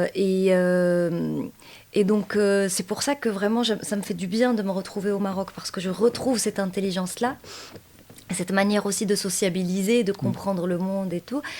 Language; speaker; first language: French; non-native, local second language; Arabic